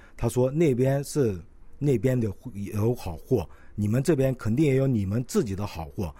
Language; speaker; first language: Chinese; non-native, local second language; Korean